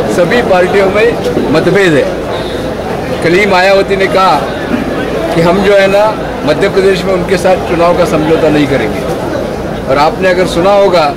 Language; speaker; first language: Hindi; non-native, local second language; Marathi